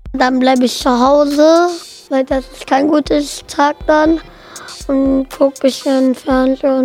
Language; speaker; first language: German; non-native, local second language; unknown